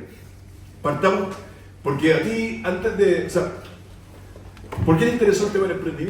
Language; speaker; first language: Spanish; native; Spanish